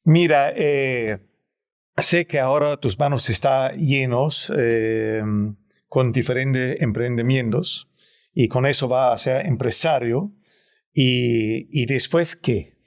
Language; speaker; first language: Spanish; non-native, fluent; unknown